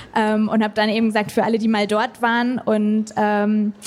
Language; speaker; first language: German; native; German